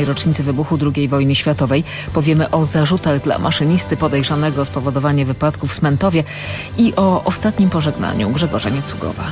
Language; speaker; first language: Polish; native; Polish